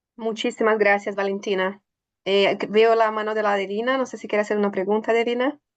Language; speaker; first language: Spanish; non-native, fluent; Portuguese